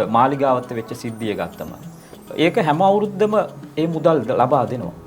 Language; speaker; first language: Sinhala; non-native, local second language; Tamil